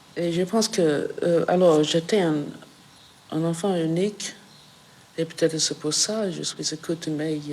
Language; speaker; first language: French; non-native, fluent; English